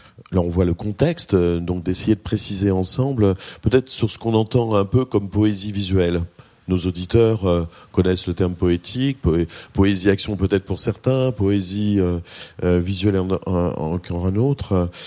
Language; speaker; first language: French; native; French